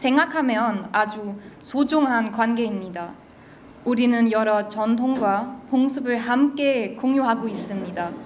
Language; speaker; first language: Korean; early bilingual, heritage; Korean